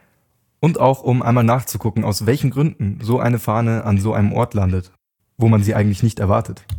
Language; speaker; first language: German; native; German